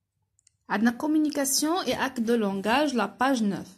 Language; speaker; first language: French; non-native, local second language; Arabic